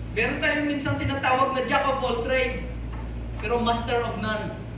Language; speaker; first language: Filipino; non-native, local second language; Hiligaynon